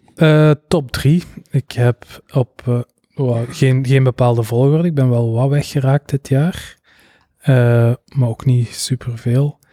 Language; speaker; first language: Dutch; native; Dutch